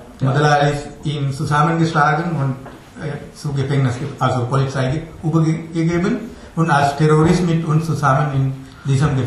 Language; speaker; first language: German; non-native, fluent; Tamil